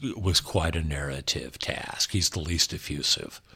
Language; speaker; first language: English; native; English